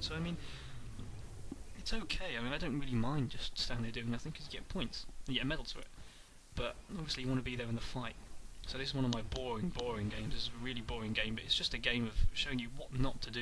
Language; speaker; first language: English; native; English